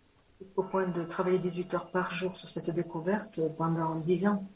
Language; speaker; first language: French; non-native, fluent; Spanish